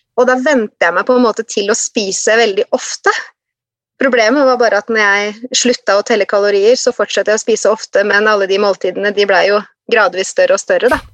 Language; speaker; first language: Norwegian; native; Norwegian